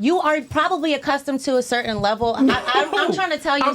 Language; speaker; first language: English; native; English